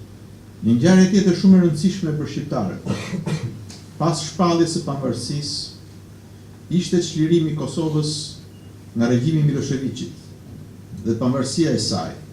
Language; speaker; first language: Albanian; native; Albanian